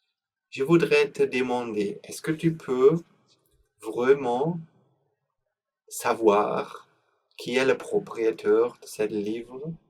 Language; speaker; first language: French; non-native, learner; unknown